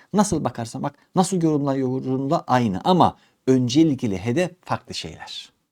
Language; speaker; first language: Turkish; native; Turkish